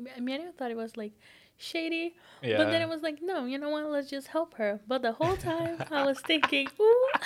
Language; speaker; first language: English; non-native, fluent; Portuguese